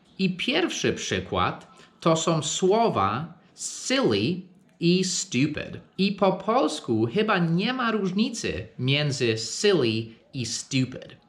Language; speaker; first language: Polish; non-native, fluent; English